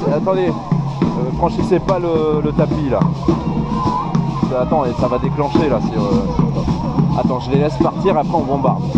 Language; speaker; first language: French; native; French